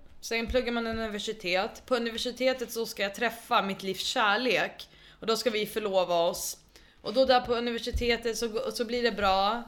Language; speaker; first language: Swedish; early bilingual, other home language; Arabic